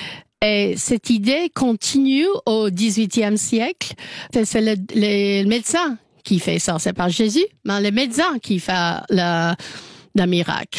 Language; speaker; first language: French; non-native, learner; English